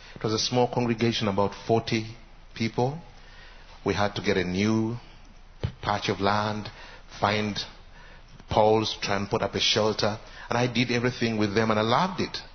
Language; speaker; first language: English; non-native, local second language; Ganda